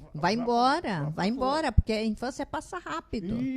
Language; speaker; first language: Portuguese; native; Portuguese